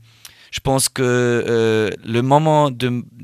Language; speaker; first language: French; non-native, learner; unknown